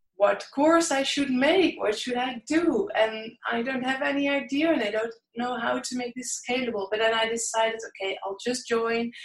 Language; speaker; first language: English; non-native, fluent; Dutch